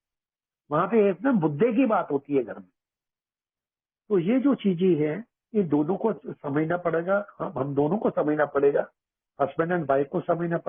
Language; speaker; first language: Hindi; native; Hindi